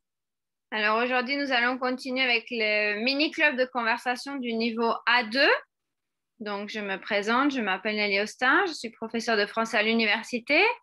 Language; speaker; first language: French; non-native, fluent; Spanish